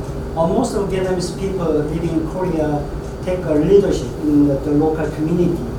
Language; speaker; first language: English; non-native, fluent; Korean